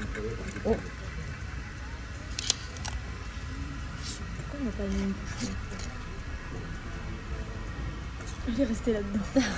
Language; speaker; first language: French; native; French